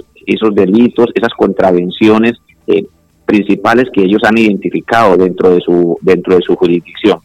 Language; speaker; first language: Spanish; native; Spanish